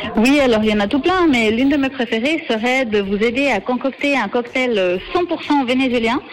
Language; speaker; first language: French; early bilingual, other home language; Spanish